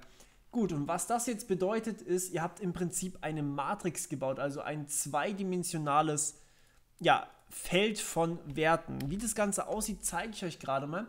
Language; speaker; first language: German; native; German